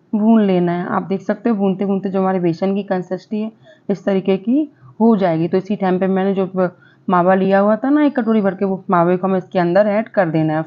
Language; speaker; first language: Hindi; non-native, local second language; Gujarati